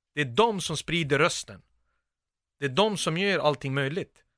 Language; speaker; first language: Swedish; early bilingual, other home language; Bosnian